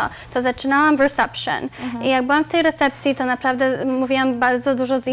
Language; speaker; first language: Polish; early bilingual, other home language; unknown